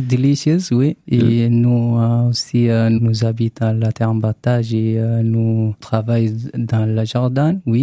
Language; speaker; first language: French; non-native, learner; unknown